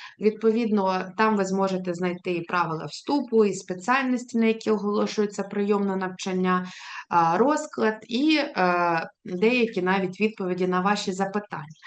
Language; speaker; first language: Ukrainian; native; Ukrainian